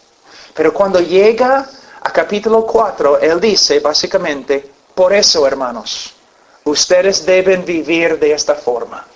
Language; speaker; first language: Spanish; non-native, fluent; English